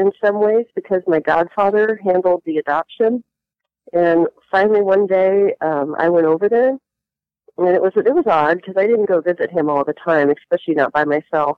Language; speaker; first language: English; early bilingual, other home language; Latvian